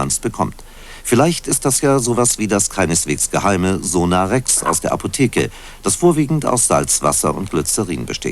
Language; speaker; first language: German; native; German